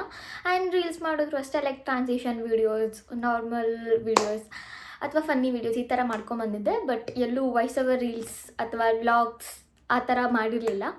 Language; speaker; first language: Kannada; native; Kannada